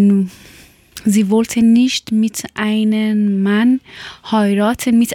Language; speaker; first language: German; non-native, learner; Persian